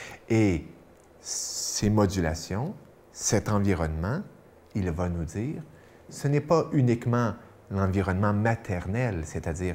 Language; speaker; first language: French; native; French